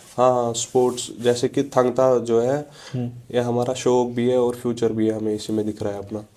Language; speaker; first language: Urdu; non-native, local second language; Kashmiri